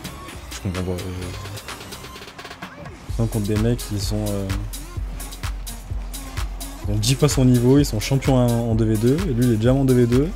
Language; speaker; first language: French; native; French